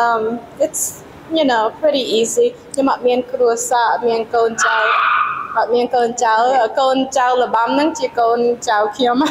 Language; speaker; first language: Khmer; early bilingual, heritage; Khmer